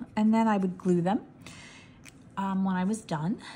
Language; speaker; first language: English; native; English